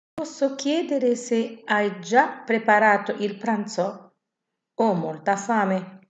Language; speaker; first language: Italian; non-native, fluent; Arabic